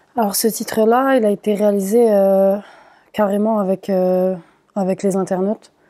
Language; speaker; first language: French; native; French